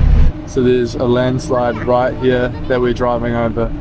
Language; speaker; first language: English; native; English